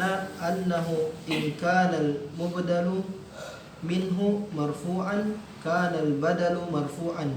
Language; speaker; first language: Arabic; non-native, learner; Indonesian